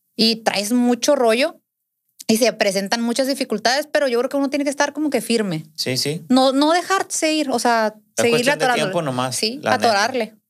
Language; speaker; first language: Spanish; native; Spanish